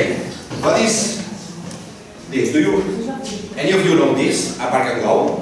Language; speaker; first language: English; non-native, fluent; Catalan